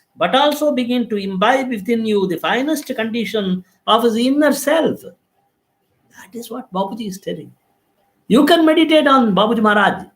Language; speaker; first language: English; non-native, local second language; Telugu